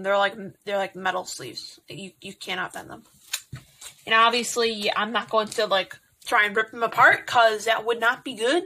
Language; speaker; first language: English; native; English